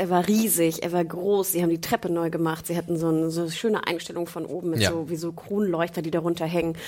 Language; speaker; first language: German; native; German